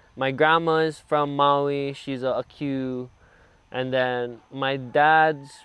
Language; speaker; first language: English; native; English